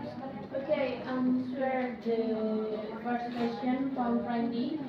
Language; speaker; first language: English; non-native, learner; Indonesian